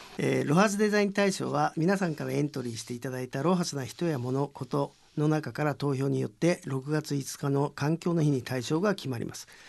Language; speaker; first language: Japanese; native; Japanese